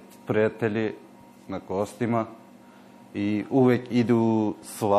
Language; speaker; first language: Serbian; non-native, learner; Turkish